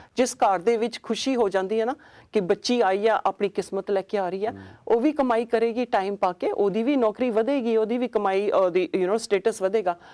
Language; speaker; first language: Punjabi; early bilingual, heritage; Punjabi